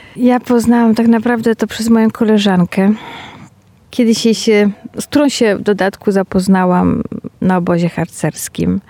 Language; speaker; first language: Polish; native; Polish